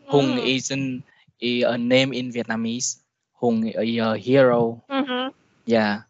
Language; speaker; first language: English; non-native, learner; Vietnamese